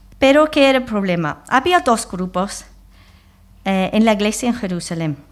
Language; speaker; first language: Spanish; non-native, fluent; English